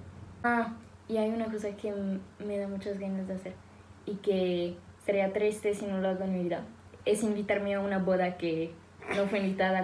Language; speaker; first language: Spanish; non-native, fluent; French